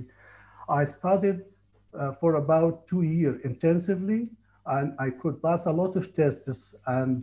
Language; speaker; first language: English; non-native, fluent; Arabic